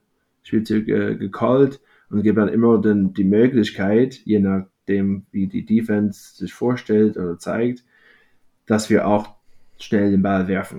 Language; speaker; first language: German; non-native, fluent; English